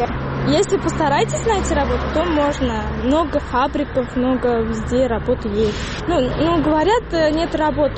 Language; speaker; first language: Russian; non-native, local second language; Tajik